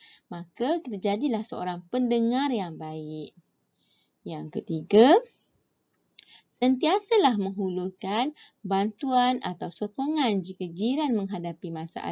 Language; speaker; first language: Malay; native; Malay